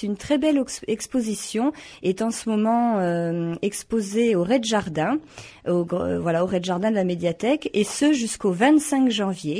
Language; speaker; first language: French; native; French